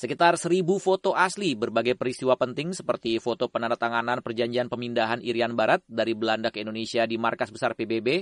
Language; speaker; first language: Indonesian; native; Indonesian